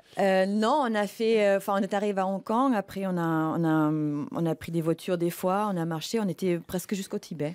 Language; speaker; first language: French; non-native, fluent; German